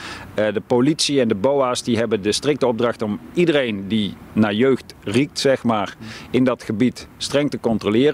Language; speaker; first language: Dutch; native; Dutch